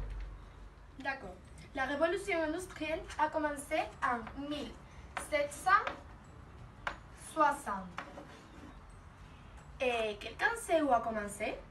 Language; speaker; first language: French; non-native, learner; Spanish